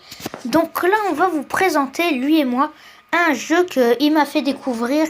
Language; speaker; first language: French; native; French